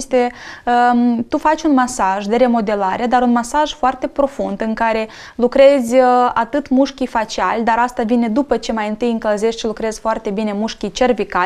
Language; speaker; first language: Romanian; native; Romanian